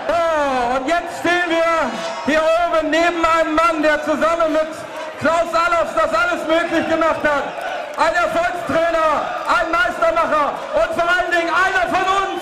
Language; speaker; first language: German; native; German